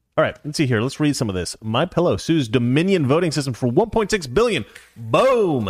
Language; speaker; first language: English; native; English